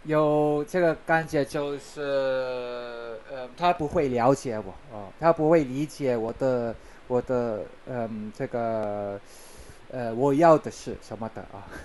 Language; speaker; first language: Chinese; non-native, learner; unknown